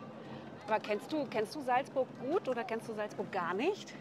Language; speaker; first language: German; native; German